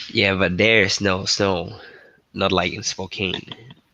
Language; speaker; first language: English; non-native, learner; Thai